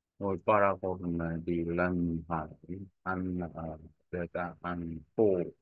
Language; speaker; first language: Vietnamese; non-native, learner; Korean